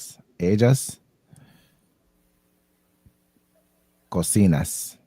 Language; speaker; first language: Spanish; non-native, learner; English